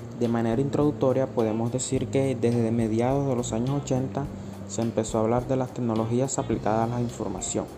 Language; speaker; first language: Spanish; native; Spanish